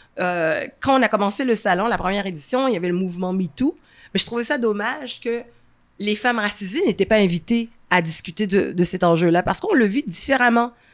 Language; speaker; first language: French; native; French